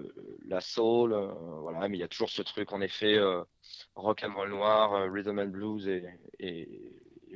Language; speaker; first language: French; native; French